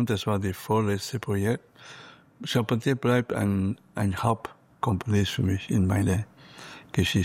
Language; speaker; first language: German; non-native, fluent; Catalan